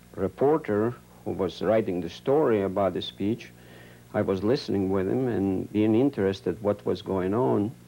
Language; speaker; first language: English; non-native, fluent; Yiddish